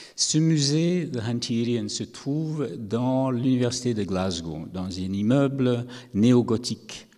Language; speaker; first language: French; non-native, fluent; English